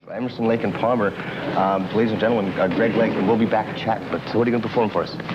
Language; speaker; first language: English; native; English